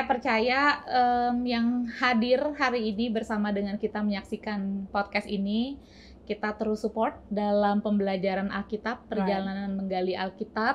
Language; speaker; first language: Indonesian; native; Indonesian